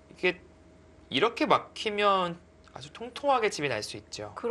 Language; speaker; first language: Korean; native; Korean